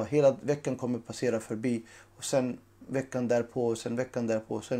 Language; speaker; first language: Swedish; non-native, fluent; Urdu